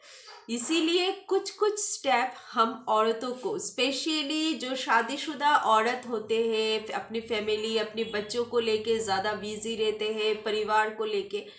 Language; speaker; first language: Hindi; non-native, local second language; Bangla